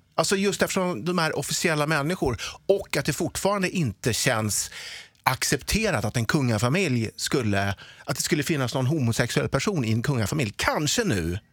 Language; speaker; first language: Swedish; native; Swedish